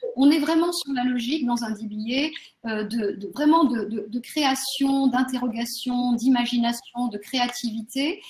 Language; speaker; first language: French; native; French